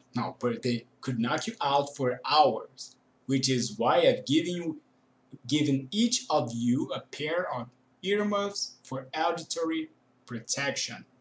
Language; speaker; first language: English; non-native, fluent; Portuguese